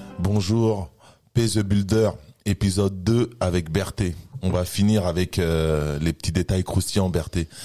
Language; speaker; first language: French; native; French